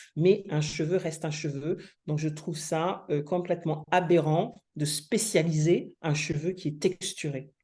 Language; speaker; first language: French; native; French